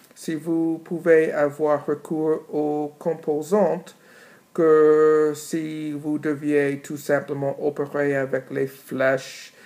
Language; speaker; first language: French; non-native, fluent; English